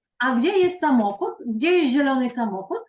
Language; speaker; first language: Polish; non-native, fluent; Ukrainian